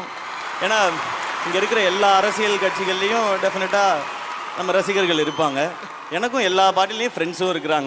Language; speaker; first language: Tamil; native; Tamil